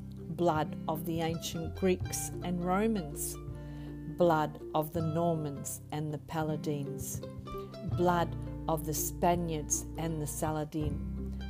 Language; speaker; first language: English; native; English